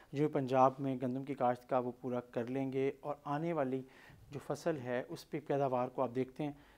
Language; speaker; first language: Urdu; non-native, local second language; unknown